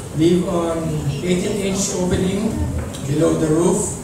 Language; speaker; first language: English; non-native, local second language; Filipino